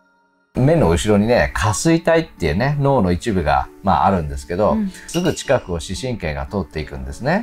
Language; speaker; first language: Japanese; native; Japanese